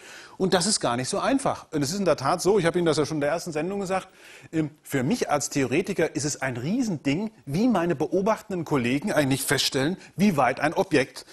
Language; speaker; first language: German; native; German